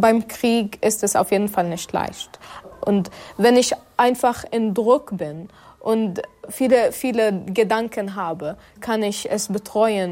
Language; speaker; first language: German; non-native, fluent; Arabic